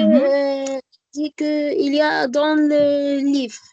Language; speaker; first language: French; non-native, learner; Arabic